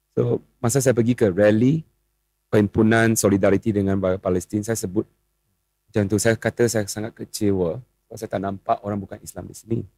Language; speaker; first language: Malay; non-native, local second language; Chinese